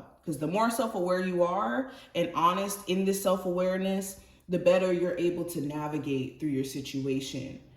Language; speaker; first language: English; native; English